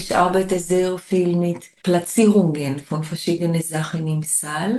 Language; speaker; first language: German; non-native, fluent; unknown